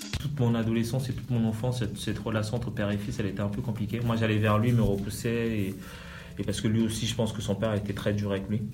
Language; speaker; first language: French; early bilingual, other home language; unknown